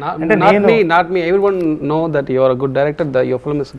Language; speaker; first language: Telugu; non-native, learner; Tamil